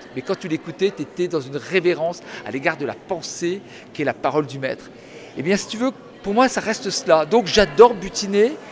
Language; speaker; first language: French; native; French